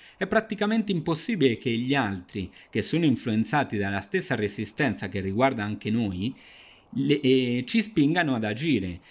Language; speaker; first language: Italian; non-native, fluent; Spanish